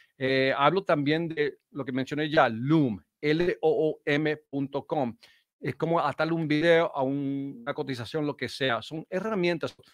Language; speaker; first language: Spanish; early bilingual, heritage; Spanish